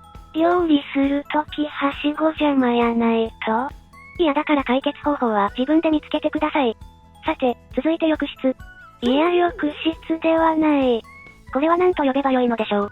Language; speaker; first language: Japanese; native; Japanese